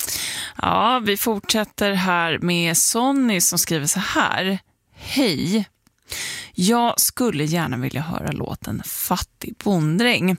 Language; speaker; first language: Swedish; native; Swedish